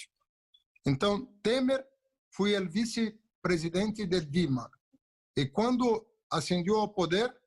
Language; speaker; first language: Spanish; non-native, local second language; Portuguese